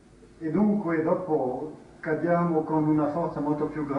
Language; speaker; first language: Italian; non-native, fluent; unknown